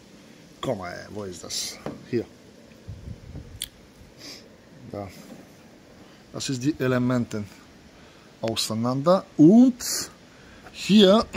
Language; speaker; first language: German; non-native, learner; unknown